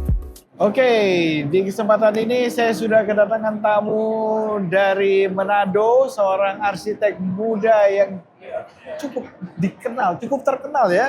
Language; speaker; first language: Indonesian; native; Indonesian